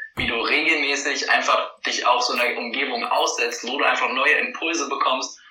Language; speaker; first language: German; native; German